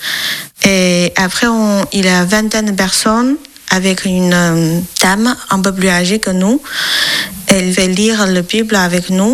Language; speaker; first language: French; non-native, learner; Chinese